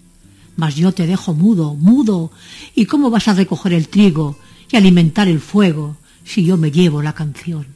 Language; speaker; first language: Spanish; native; Spanish